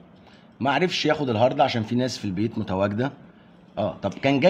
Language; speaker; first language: Arabic; native; Arabic